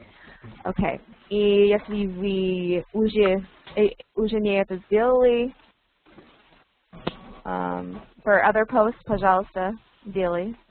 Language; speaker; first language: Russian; non-native, learner; English